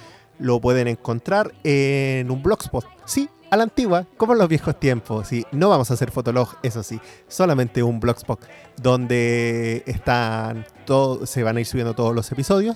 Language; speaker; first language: Spanish; native; Spanish